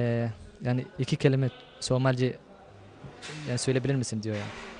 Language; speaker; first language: Turkish; non-native, learner; Somali